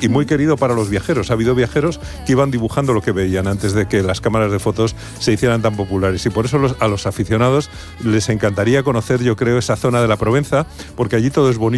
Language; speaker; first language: Spanish; native; Spanish